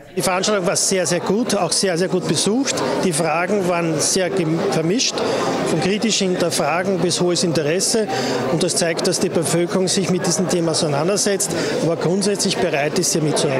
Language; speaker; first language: German; native; German